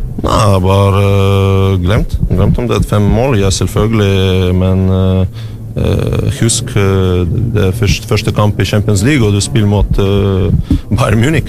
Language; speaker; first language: Norwegian; non-native, learner; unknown